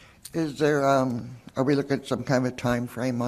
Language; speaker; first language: English; native; English